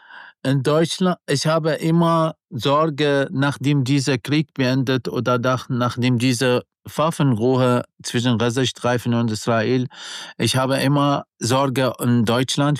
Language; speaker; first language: German; non-native, learner; Arabic